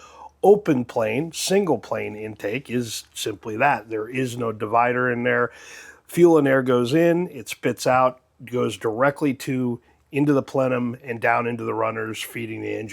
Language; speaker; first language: English; native; English